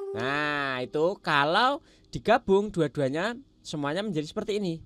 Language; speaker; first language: Indonesian; native; Indonesian